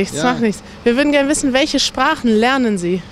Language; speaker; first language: German; native; German